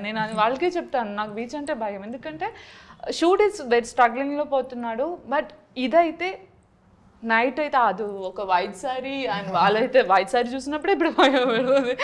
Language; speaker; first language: Telugu; non-native, learner; Malayalam